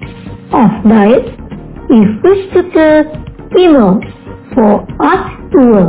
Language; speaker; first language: German; non-native, learner; Indonesian